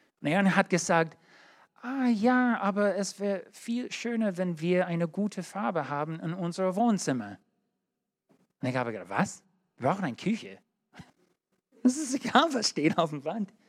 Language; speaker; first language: German; non-native, learner; English